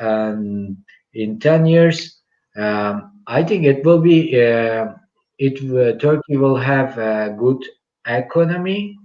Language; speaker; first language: English; non-native, fluent; Turkish